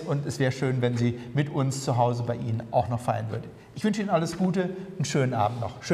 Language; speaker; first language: German; native; German